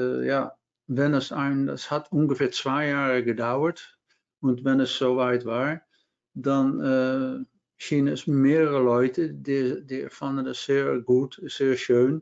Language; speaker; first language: German; non-native, learner; Dutch